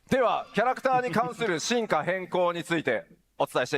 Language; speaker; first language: Japanese; native; Japanese